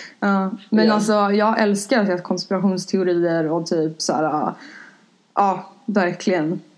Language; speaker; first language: Swedish; native; Swedish